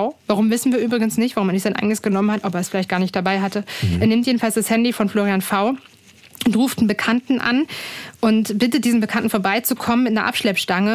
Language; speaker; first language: German; native; German